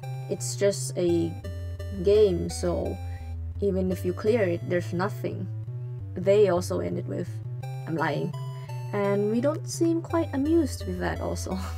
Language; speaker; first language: English; non-native, fluent; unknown